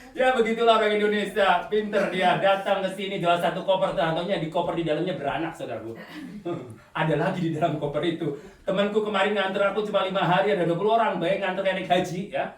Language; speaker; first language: Indonesian; native; Indonesian